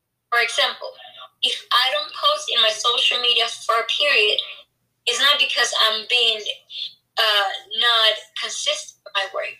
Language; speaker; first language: English; non-native, fluent; Spanish